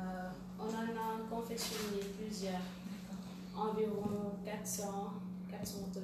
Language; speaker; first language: French; non-native, local second language; Wolof